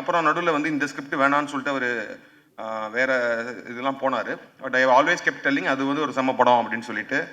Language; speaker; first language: Tamil; native; Tamil